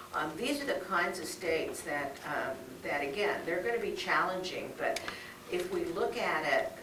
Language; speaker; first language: English; native; English